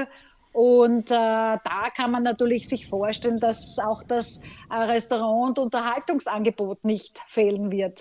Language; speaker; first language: German; native; German